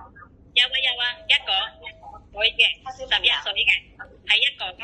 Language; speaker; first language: Cantonese; non-native, learner; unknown